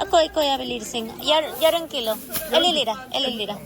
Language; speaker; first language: Turkish; non-native, learner; Spanish